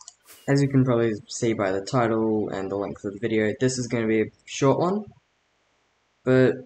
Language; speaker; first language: English; native; English